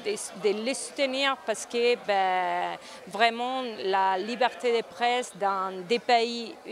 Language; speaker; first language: French; non-native, fluent; Spanish